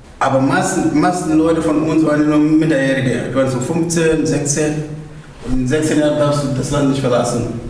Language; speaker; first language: German; non-native, fluent; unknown